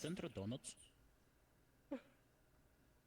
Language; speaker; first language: English; non-native, learner; Russian